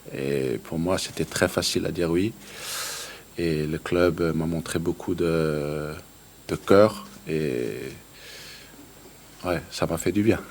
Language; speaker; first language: French; non-native, learner; Danish